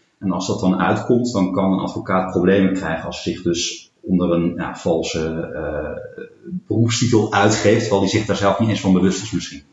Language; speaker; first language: Dutch; native; Dutch